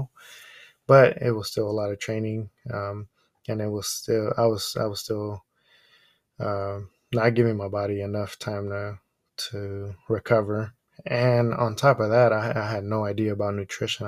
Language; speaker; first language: English; early bilingual, other home language; Spanish